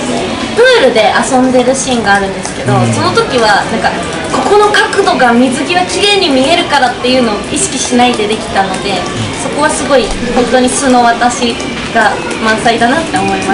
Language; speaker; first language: Japanese; native; Japanese